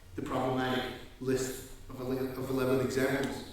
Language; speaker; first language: English; non-native, fluent; Danish